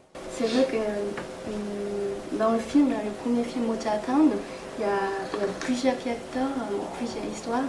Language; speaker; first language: French; non-native, fluent; Korean